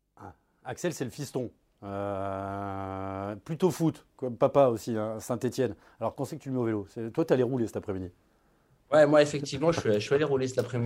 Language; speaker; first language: French; native; French